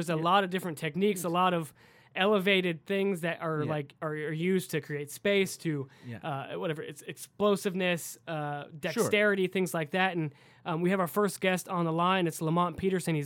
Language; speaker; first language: English; native; English